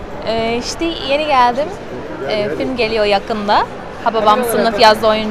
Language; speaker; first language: Turkish; non-native, learner; English